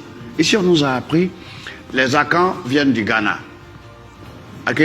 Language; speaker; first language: French; non-native, local second language; Dyula